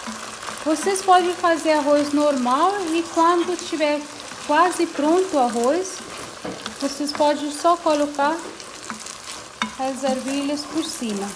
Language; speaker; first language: Portuguese; non-native, fluent; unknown